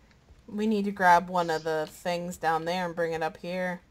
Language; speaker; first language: English; native; English